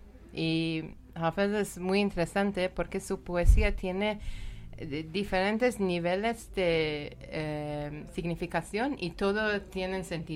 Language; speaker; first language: Spanish; non-native, learner; Persian